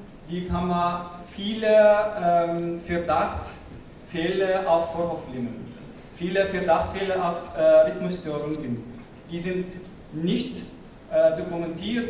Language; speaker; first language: German; non-native, fluent; Arabic